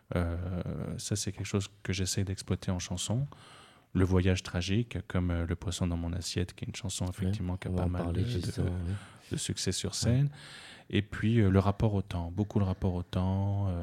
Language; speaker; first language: French; native; French